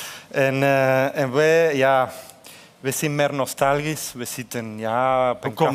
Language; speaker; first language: Dutch; non-native, fluent; Spanish